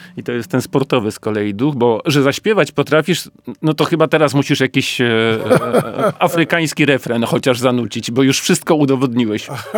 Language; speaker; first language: Polish; native; Polish